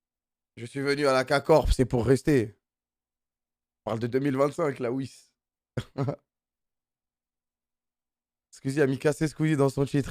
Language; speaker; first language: French; native; French